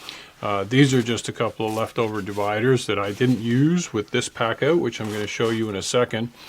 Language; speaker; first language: English; native; English